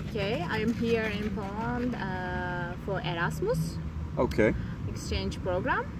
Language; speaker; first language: English; non-native, learner; Turkmen